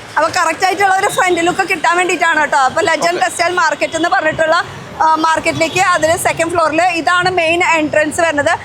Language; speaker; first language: Malayalam; native; Malayalam